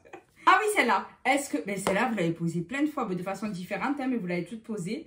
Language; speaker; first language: French; native; French